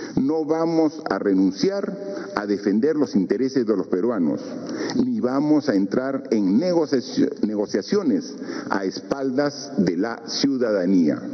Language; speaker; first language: Spanish; native; Spanish